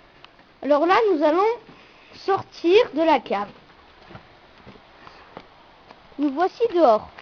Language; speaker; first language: French; native; French